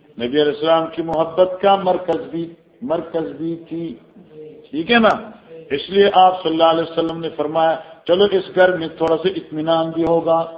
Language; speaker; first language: Urdu; non-native, local second language; Northern Hindko